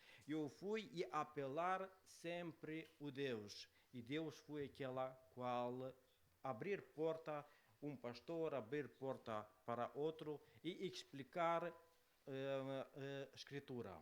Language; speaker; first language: Portuguese; non-native, learner; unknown